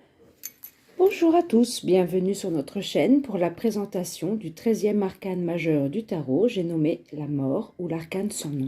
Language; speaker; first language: French; native; French